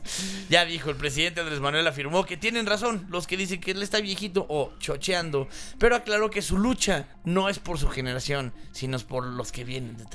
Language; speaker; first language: Spanish; native; Spanish